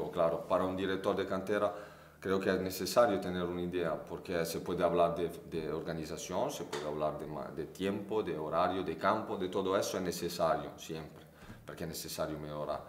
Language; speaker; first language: Spanish; non-native, fluent; Italian